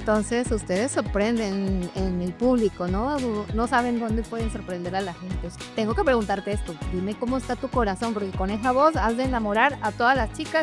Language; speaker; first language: Spanish; native; Spanish